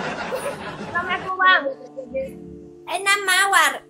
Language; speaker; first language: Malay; non-native, learner; Vietnamese